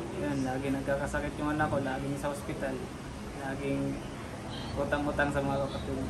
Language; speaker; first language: Filipino; non-native, local second language; Cebuano